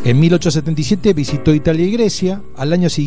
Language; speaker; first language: Spanish; native; Spanish